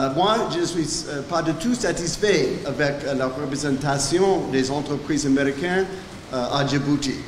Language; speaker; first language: French; non-native, fluent; English